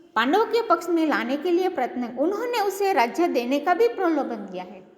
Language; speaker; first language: Hindi; non-native, local second language; Gujarati